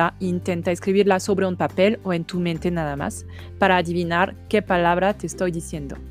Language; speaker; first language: Spanish; non-native, fluent; French